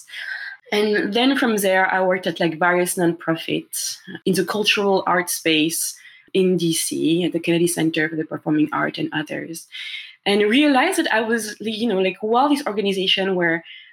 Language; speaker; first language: English; non-native, fluent; French